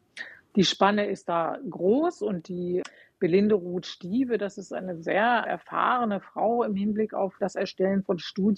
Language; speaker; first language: German; native; German